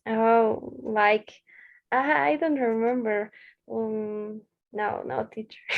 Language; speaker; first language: English; non-native, learner; Spanish